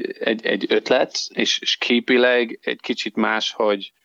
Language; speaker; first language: Hungarian; non-native, learner; English